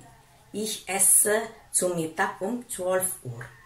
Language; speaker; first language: German; non-native, fluent; Indonesian